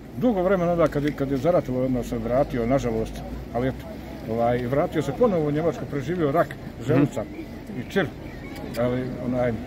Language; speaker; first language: Bosnian; native; Bosnian